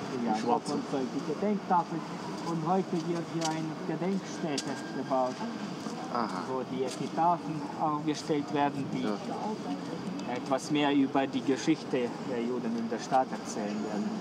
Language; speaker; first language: German; non-native, fluent; Ukrainian